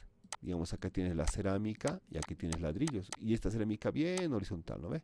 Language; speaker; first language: Spanish; native; Spanish